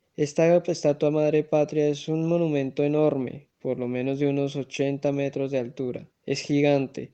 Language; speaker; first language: Spanish; native; Spanish